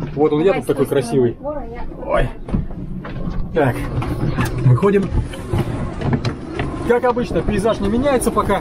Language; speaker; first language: Russian; native; Russian